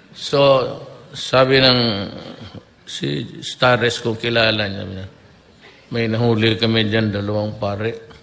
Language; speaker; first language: Filipino; non-native, local second language; Cebuano